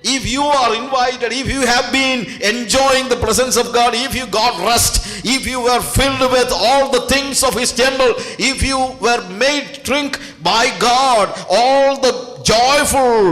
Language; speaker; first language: English; non-native, local second language; Malayalam